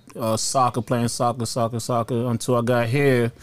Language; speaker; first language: English; early bilingual, other home language; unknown